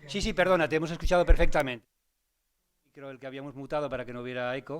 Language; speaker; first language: Spanish; native; Spanish